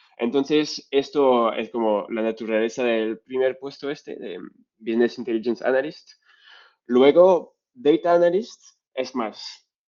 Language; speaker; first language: Spanish; non-native, fluent; French